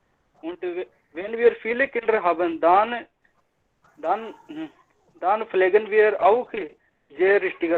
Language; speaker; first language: German; non-native, learner; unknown